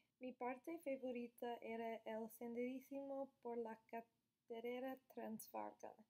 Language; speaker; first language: Spanish; non-native, learner; English